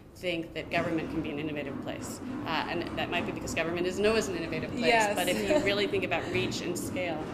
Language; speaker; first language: English; native; English